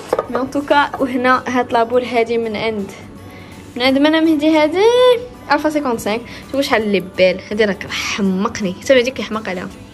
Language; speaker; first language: Arabic; early bilingual, other home language; French